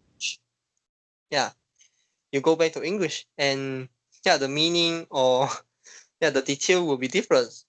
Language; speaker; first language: English; non-native, local second language; Chinese